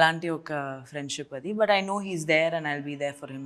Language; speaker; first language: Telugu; non-native, local second language; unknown